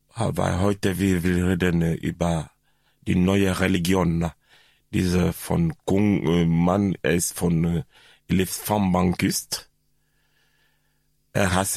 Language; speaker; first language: German; non-native, learner; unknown